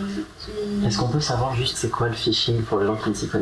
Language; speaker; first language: French; native; French